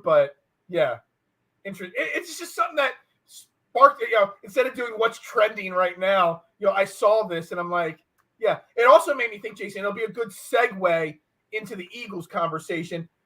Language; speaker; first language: English; native; English